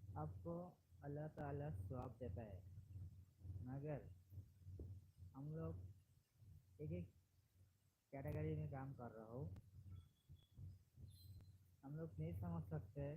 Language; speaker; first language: Hindi; non-native, learner; Bangla